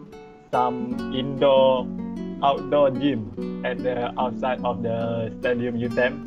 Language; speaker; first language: English; non-native, learner; Malay